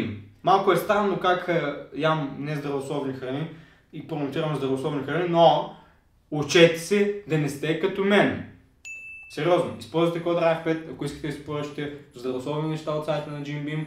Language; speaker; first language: Bulgarian; native; Bulgarian